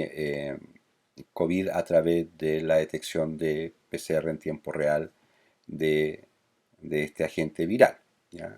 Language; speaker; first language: Spanish; native; Spanish